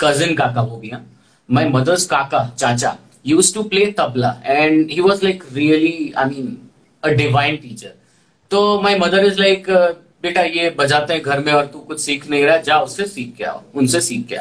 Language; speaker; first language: English; non-native, local second language; Gujarati